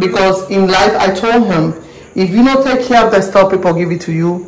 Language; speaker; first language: English; non-native, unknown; Spanish